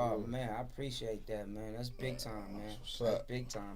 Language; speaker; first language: English; native; English